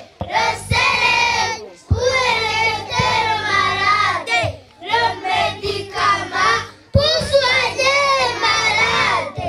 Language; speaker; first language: French; non-native, learner; Kinyarwanda